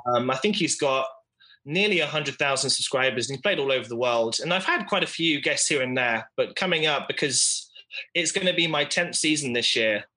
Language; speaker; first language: English; native; English